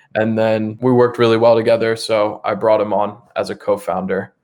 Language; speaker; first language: English; native; English